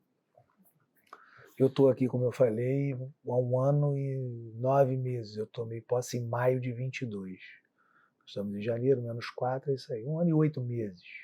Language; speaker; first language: Portuguese; native; Portuguese